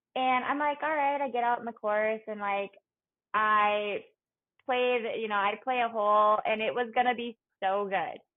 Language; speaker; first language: English; native; English